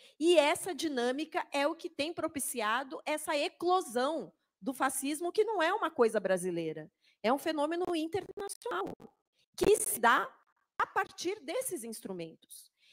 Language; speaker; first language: Portuguese; native; Portuguese